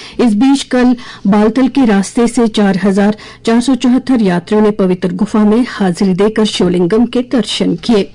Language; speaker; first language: Urdu; non-native, local second language; Kashmiri